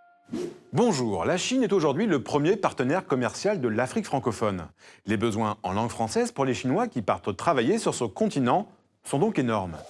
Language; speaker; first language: French; native; French